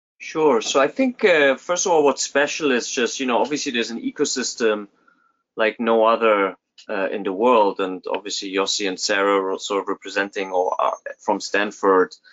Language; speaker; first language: English; non-native, fluent; German